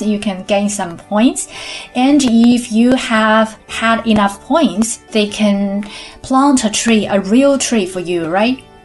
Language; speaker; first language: English; non-native, fluent; Chinese